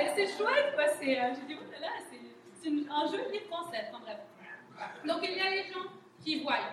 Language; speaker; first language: French; native; French